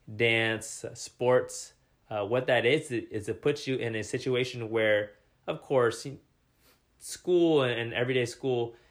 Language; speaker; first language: English; native; English